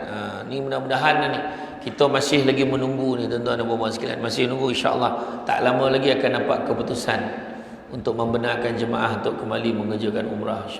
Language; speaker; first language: Malay; native; Malay